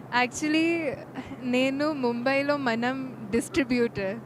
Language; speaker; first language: Telugu; non-native, fluent; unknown